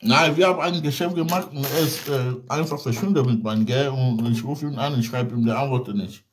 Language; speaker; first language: German; non-native, learner; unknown